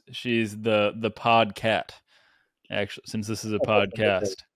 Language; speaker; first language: English; native; English